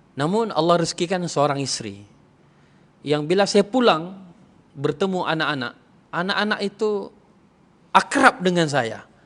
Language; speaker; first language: Malay; non-native, local second language; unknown